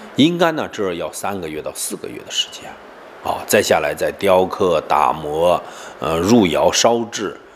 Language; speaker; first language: Chinese; native; Chinese